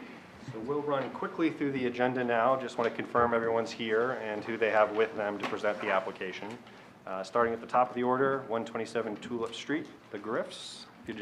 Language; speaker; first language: English; native; English